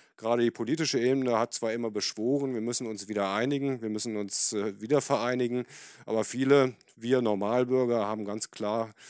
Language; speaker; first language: German; native; German